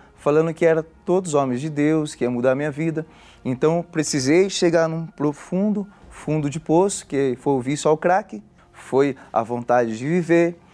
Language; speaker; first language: Portuguese; native; Portuguese